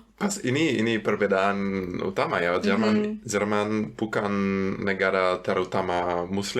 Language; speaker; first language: Indonesian; non-native, fluent; German